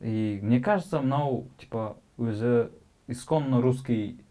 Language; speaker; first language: Russian; non-native, local second language; Kazakh